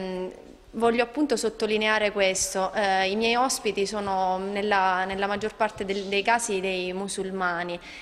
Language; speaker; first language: Italian; native; Italian